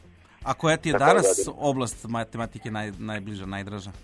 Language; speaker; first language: Serbian; native; Serbian